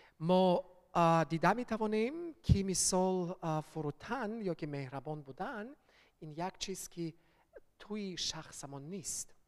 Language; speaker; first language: Persian; early bilingual, heritage; Persian